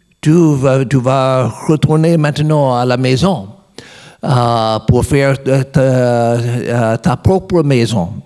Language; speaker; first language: French; non-native, learner; English